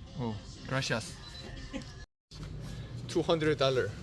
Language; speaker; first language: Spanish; non-native, learner; Korean